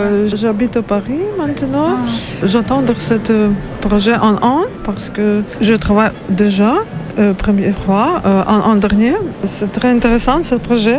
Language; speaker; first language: French; non-native, learner; Ukrainian